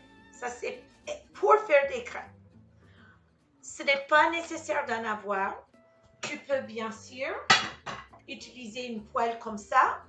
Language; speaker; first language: French; non-native, fluent; English